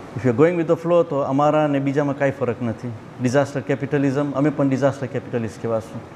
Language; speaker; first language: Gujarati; early bilingual, heritage; Gujarati